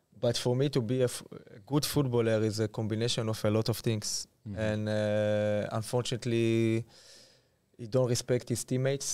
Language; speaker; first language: English; non-native, fluent; Hebrew